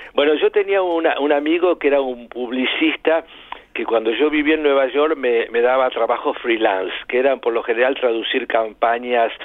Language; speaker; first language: Spanish; native; Spanish